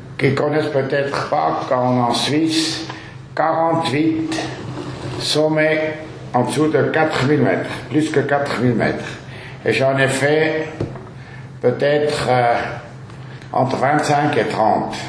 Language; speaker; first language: French; non-native, local second language; German